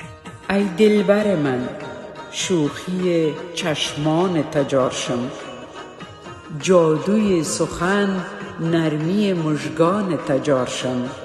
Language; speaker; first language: Persian; native; Persian